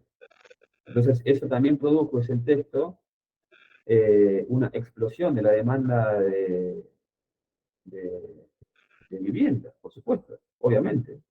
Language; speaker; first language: Spanish; native; Spanish